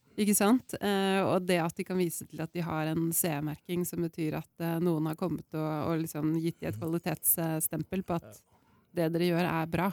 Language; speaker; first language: Norwegian; native; Norwegian